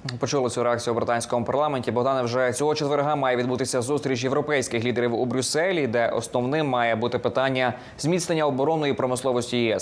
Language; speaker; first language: Ukrainian; native; Ukrainian